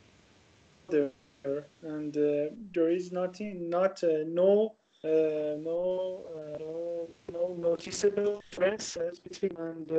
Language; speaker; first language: English; non-native, learner; Persian